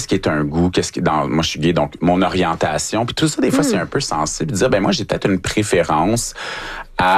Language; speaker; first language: French; native; French